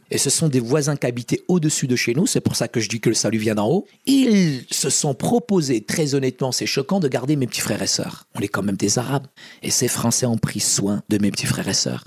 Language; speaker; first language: French; early bilingual, other home language; Arabic